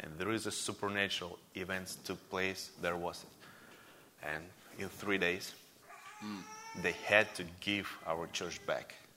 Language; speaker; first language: English; non-native, fluent; Russian